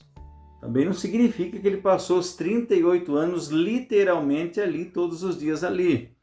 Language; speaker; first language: Portuguese; native; Portuguese